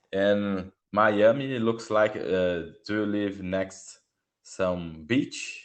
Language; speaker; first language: English; non-native, learner; Portuguese